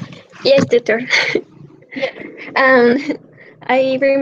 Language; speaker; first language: English; non-native, learner; Spanish